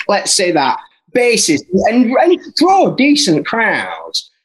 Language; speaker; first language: English; native; English